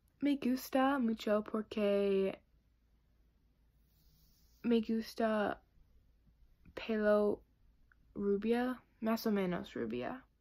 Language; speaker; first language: Spanish; non-native, learner; English